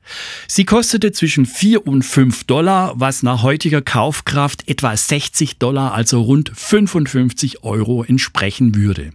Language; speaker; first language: German; native; German